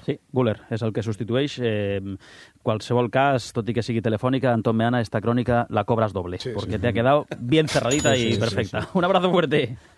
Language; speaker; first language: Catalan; native; Catalan